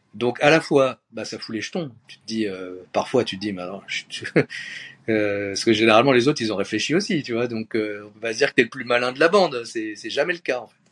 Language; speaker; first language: French; native; French